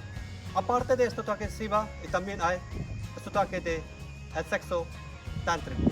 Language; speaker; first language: Spanish; non-native, learner; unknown